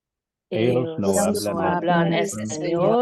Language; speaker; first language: Spanish; non-native, learner; English